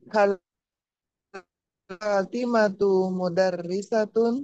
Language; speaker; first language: Arabic; non-native, learner; Indonesian